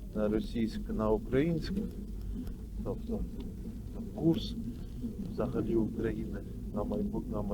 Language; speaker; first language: Ukrainian; non-native, local second language; Russian